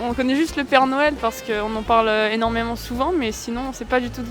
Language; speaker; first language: French; native; French